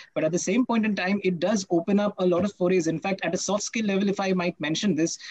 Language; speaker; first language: English; non-native, local second language; Hindi